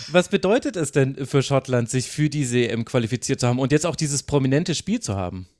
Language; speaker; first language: German; native; German